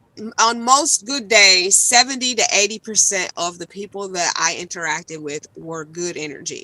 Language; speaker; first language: English; native; English